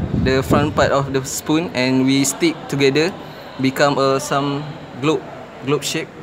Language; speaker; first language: English; non-native, local second language; Malay